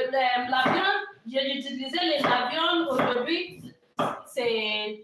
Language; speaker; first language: French; non-native, learner; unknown